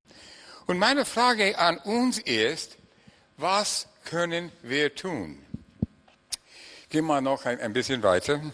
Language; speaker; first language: German; non-native, fluent; English